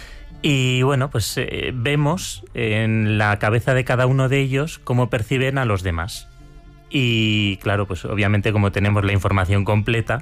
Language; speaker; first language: Spanish; native; Spanish